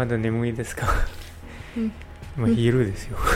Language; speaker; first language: Japanese; non-native, learner; English